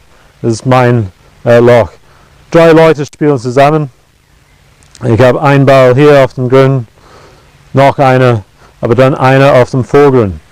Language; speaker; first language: German; non-native, fluent; English